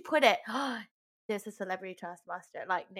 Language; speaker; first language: English; non-native, local second language; Cantonese